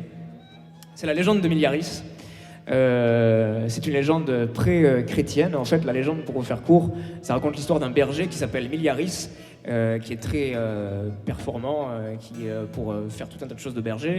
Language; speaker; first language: French; native; French